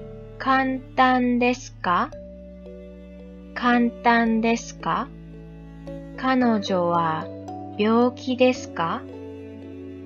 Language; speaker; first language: Japanese; non-native, fluent; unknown